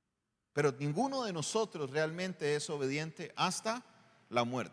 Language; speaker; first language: Spanish; native; Spanish